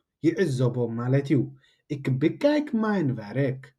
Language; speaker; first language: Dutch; non-native, learner; Tigrinya